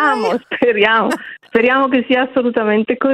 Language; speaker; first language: Italian; native; Italian